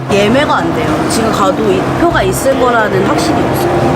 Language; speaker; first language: Korean; native; Korean